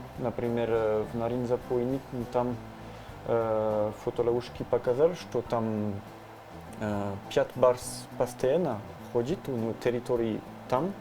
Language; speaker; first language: Russian; non-native, learner; French